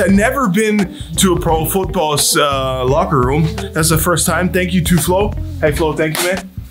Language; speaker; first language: English; non-native, fluent; German